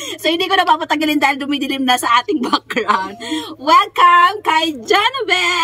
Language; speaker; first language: Filipino; native; Filipino